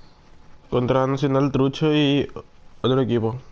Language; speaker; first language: Spanish; native; Spanish